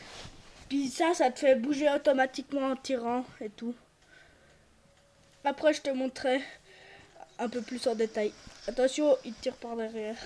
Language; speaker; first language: French; native; French